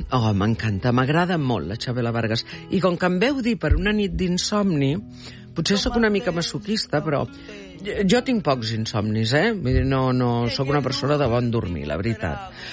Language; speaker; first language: Catalan; early bilingual, heritage; Catalan